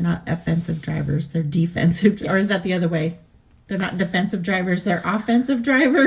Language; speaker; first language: English; native; English